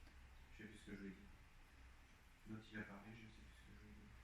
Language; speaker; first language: French; native; French